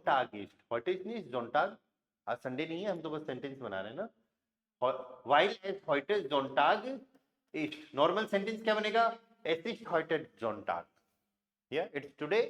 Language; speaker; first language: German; non-native, fluent; Hindi